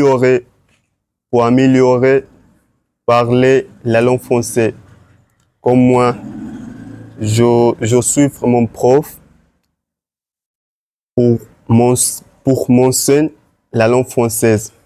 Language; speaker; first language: French; non-native, learner; Swahili